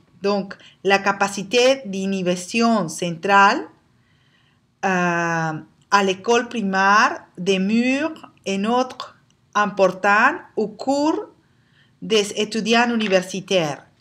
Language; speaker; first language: French; non-native, learner; Spanish